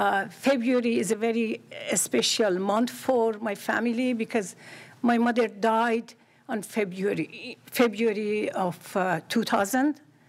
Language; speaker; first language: English; non-native, fluent; Persian